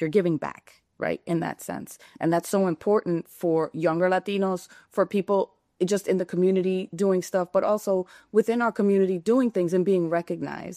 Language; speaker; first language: English; early bilingual, other home language; Spanish